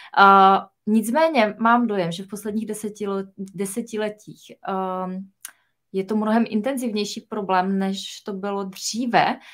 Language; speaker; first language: Czech; native; Czech